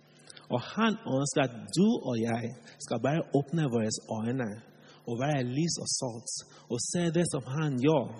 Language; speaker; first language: Norwegian; non-native, fluent; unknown